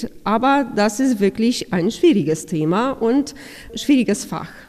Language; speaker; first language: German; non-native, fluent; Polish